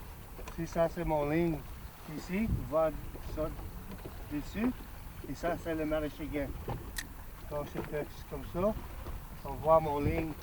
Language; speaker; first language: French; non-native, learner; English